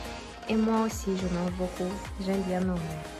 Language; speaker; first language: French; non-native, fluent; Russian